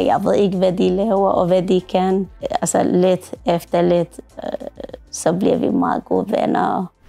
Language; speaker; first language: Danish; non-native, fluent; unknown